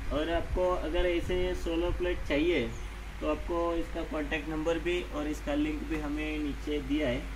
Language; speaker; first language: Hindi; non-native, local second language; Marathi